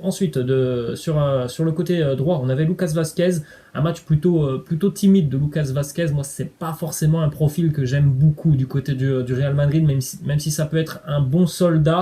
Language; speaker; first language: French; native; French